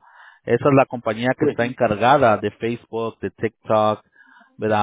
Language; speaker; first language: Spanish; early bilingual, heritage; Spanish